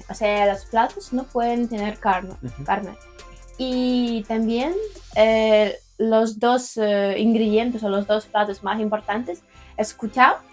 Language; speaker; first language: Spanish; non-native, learner; Ukrainian